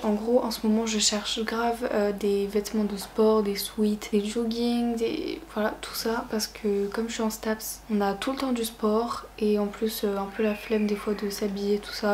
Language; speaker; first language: French; native; French